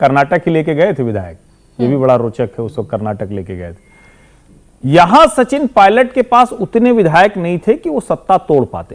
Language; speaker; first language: Hindi; native; Hindi